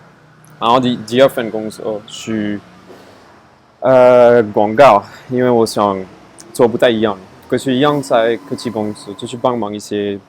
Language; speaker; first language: Chinese; non-native, fluent; French